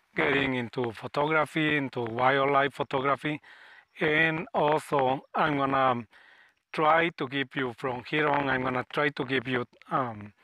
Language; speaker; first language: English; non-native, fluent; Spanish